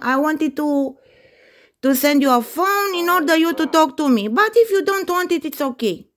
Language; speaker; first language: English; non-native, fluent; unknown